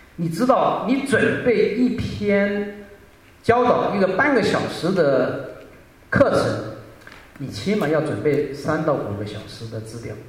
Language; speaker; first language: Chinese; non-native, local second language; Hakka Chinese